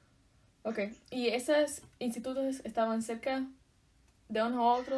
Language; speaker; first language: Spanish; early bilingual, heritage; Spanish